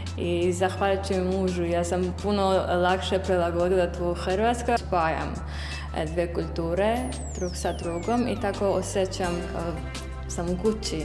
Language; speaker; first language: Croatian; non-native, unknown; Armenian